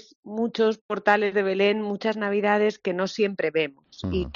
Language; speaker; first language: Spanish; native; Spanish